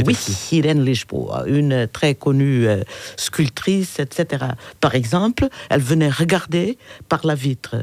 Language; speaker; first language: French; non-native, fluent; Portuguese